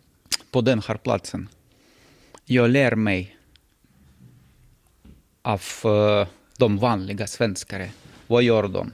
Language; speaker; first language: Swedish; non-native, learner; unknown